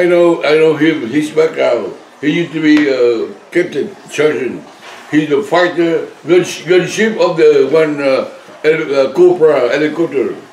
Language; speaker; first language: English; non-native, learner; Vietnamese